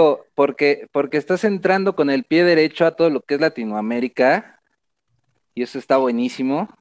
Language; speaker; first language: Spanish; native; Spanish